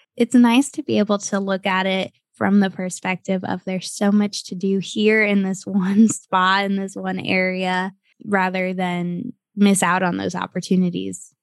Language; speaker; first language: English; native; English